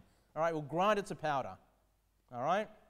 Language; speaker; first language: English; native; English